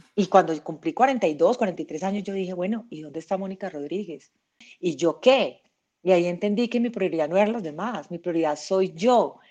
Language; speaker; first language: Spanish; native; Spanish